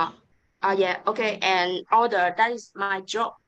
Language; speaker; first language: English; non-native, learner; Vietnamese